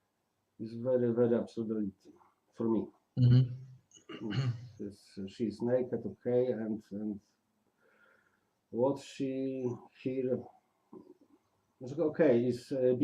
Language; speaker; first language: English; non-native, learner; Polish